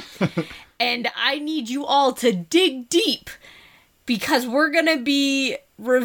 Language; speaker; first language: English; native; English